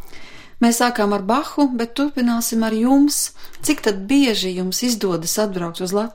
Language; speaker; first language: Latvian; native; Latvian